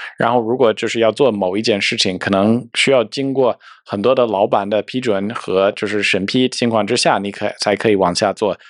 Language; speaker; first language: Chinese; non-native, fluent; English